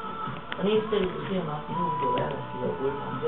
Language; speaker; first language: Danish; native; Danish